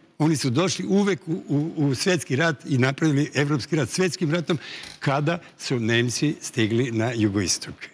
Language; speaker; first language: Bosnian; native; Bosnian